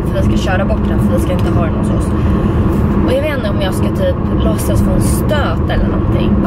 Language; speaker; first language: Swedish; native; Swedish